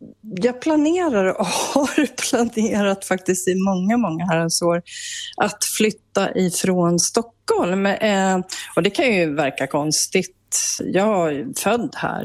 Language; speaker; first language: Swedish; native; Swedish